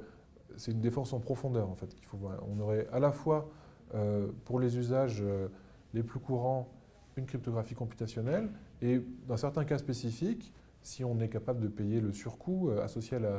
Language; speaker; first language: French; native; French